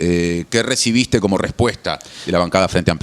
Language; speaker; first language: Spanish; native; Spanish